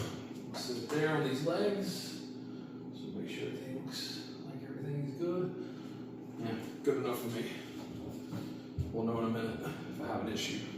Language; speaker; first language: English; native; English